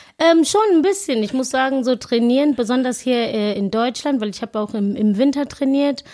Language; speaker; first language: German; non-native, fluent; Zulu